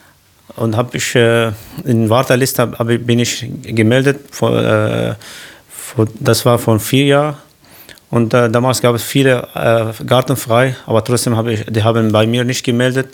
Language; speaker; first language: German; non-native, learner; Arabic